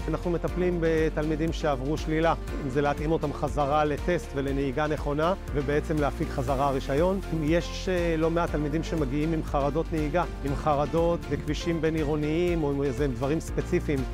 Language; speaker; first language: Hebrew; native; Hebrew